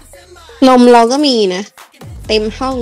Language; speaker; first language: Thai; native; Thai